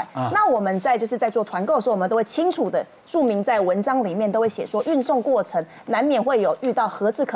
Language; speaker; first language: Chinese; native; Chinese